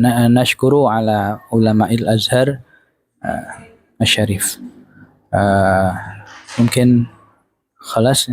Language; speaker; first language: Arabic; non-native, learner; Javanese